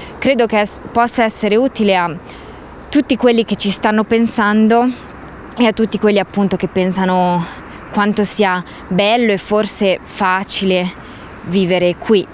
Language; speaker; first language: Italian; native; Italian